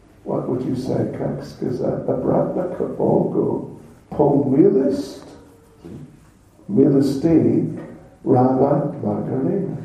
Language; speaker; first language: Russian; non-native, learner; English